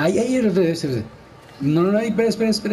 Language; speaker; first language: Spanish; native; Spanish